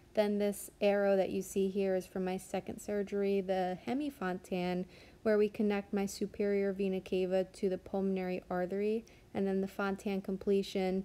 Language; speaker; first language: English; native; English